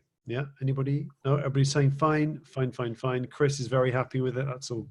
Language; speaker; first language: English; native; English